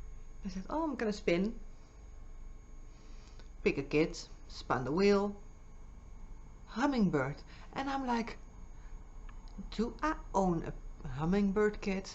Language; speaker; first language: English; non-native, fluent; Dutch